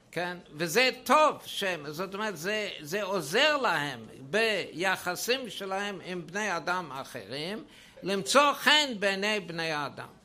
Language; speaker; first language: Hebrew; non-native, fluent; German